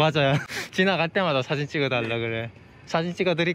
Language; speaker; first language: Korean; native; Korean